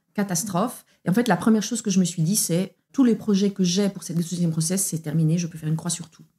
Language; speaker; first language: French; native; French